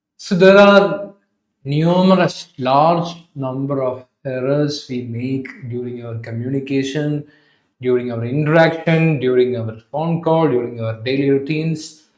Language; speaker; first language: English; non-native, local second language; Malayalam